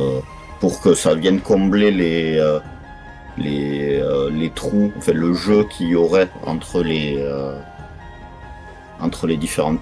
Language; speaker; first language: French; native; French